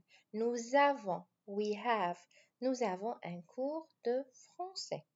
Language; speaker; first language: French; non-native, fluent; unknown